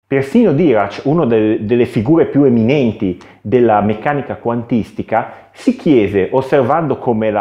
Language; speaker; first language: Italian; native; Italian